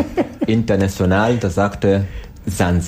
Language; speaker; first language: German; non-native, learner; Swahili